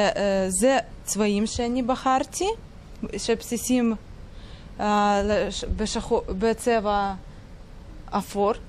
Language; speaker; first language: Hebrew; non-native, fluent; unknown